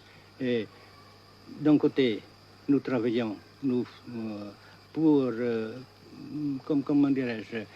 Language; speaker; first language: French; non-native, fluent; Vietnamese